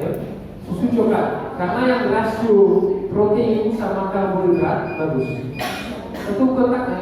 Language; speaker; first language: Indonesian; non-native, learner; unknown